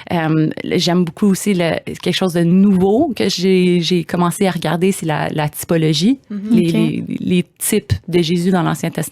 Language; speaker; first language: French; native; French